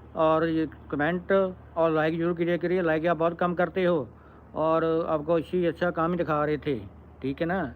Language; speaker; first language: Hindi; non-native, local second language; Punjabi